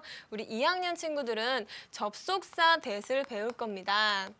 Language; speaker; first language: Korean; native; Korean